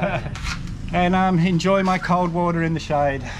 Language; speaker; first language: English; native; English